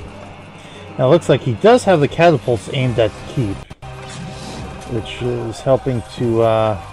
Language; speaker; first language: English; native; English